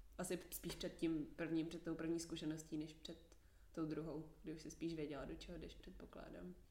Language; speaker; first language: Czech; native; Czech